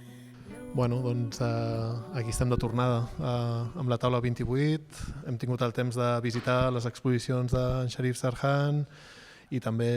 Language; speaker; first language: Catalan; native; Catalan